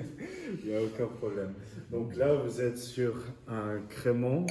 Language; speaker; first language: French; native; French